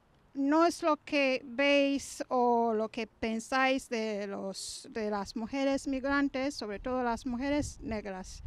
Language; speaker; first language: Spanish; non-native, fluent; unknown